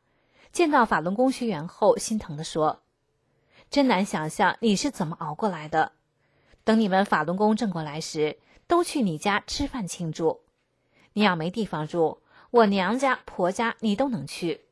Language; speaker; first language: Chinese; native; Chinese